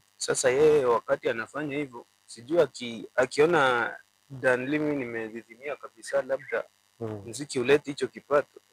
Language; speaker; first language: Swahili; non-native, local second language; Gusii